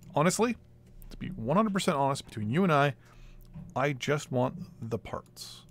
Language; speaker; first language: English; native; English